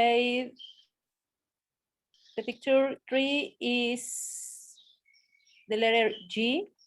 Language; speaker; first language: English; non-native, learner; Spanish